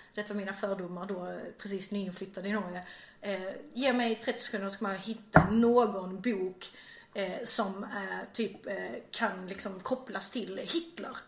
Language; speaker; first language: Swedish; native; Swedish